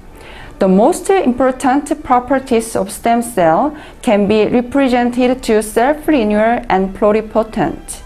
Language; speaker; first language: English; non-native, learner; Korean